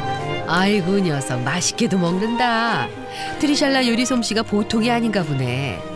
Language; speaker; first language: Korean; native; Korean